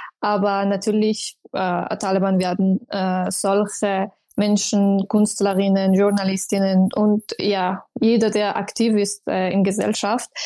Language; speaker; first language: German; non-native, fluent; Persian